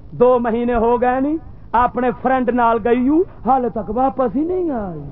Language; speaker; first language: Urdu; native; Urdu